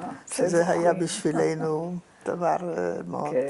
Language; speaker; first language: Hebrew; non-native, fluent; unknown